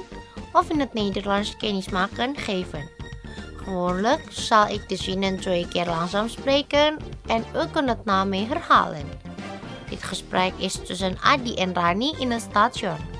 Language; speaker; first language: Dutch; non-native, fluent; Indonesian